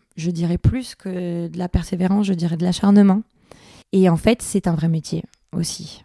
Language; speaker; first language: French; native; French